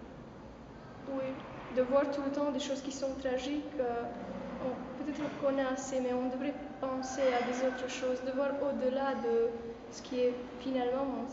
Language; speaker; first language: French; non-native, fluent; Romanian